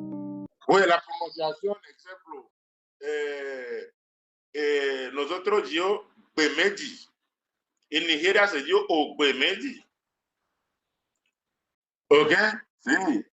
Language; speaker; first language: Spanish; non-native, learner; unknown